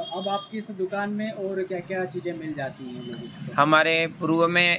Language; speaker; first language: Hindi; native; Hindi